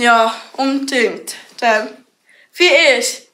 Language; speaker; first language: German; non-native, learner; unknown